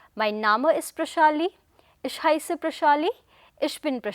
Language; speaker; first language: German; non-native, fluent; Hindi